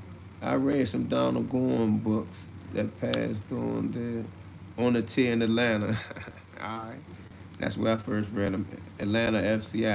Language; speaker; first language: English; native; English